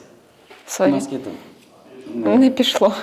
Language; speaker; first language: Ukrainian; native; Ukrainian